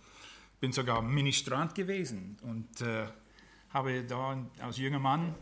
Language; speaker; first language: German; non-native, fluent; English